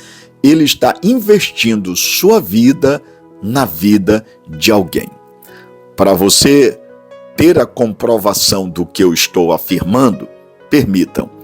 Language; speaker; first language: Portuguese; native; Portuguese